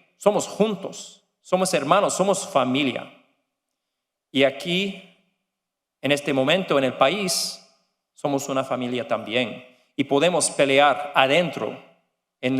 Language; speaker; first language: Spanish; non-native, learner; English